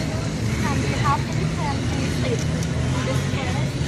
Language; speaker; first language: English; non-native, learner; Thai